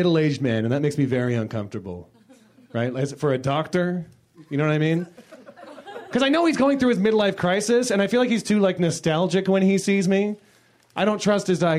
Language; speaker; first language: English; native; English